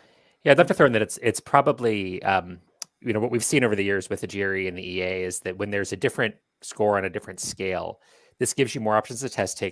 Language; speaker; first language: English; native; English